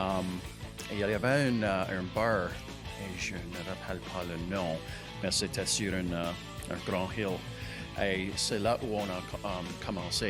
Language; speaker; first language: French; non-native, local second language; English